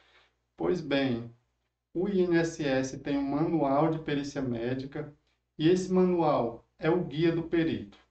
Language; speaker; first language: Portuguese; native; Portuguese